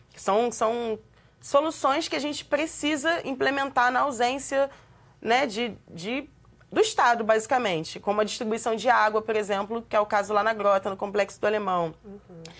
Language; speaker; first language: Portuguese; native; Portuguese